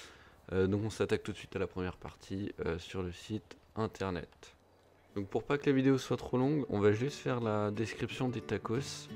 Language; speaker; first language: French; native; French